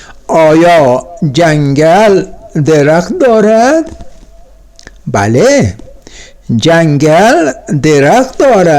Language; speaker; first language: Persian; non-native, fluent; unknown